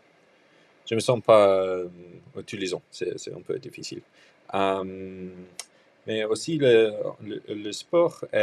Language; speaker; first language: French; non-native, learner; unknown